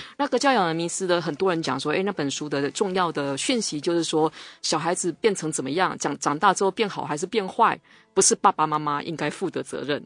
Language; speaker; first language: Chinese; non-native, local second language; Min Nan Chinese